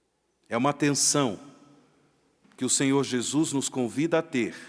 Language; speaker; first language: Portuguese; native; Portuguese